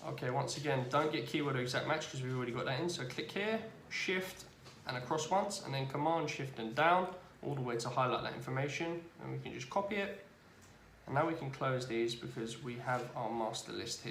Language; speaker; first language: English; native; English